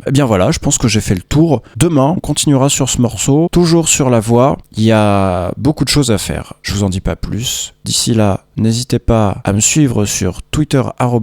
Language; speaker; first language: French; native; French